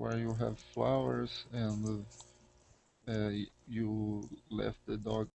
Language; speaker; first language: English; non-native, learner; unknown